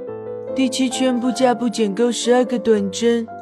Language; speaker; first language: Chinese; native; Chinese